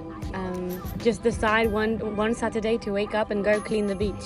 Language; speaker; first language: English; native; English